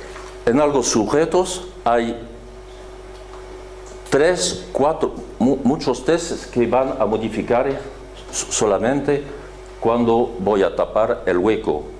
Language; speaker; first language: Spanish; non-native, fluent; French